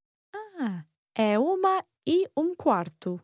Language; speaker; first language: Portuguese; non-native, learner; English